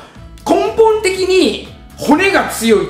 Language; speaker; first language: Japanese; native; Japanese